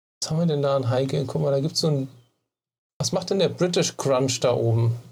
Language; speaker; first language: German; native; German